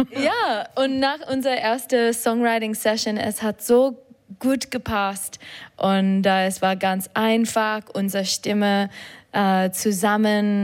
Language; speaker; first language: German; non-native, learner; English